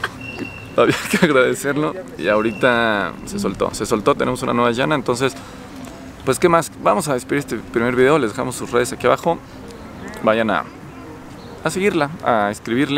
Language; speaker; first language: Spanish; native; Spanish